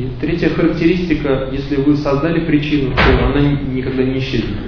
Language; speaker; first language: Russian; native; Russian